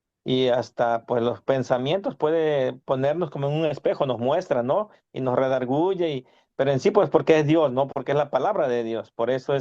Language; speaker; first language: Spanish; native; Spanish